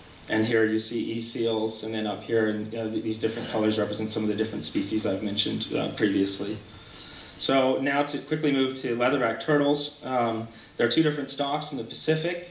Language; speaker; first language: English; native; English